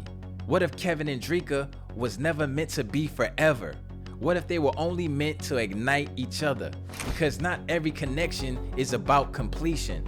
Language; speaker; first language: English; native; English